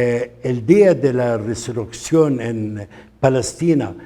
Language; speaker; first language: Spanish; non-native, fluent; Arabic